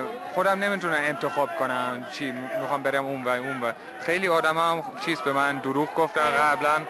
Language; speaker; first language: Persian; early bilingual, heritage; Persian